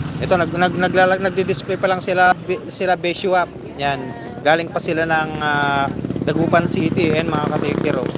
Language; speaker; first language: Filipino; non-native, local second language; Iloko